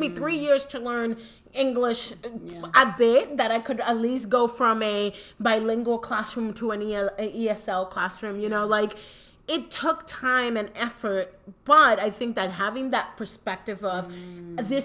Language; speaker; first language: English; early bilingual, other home language; Spanish